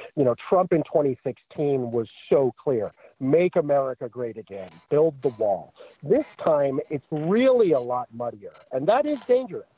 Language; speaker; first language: English; native; English